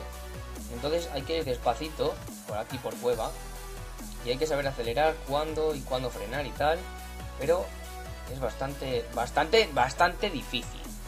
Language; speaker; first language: Spanish; native; Spanish